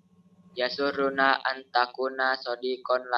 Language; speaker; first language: Arabic; non-native, learner; Indonesian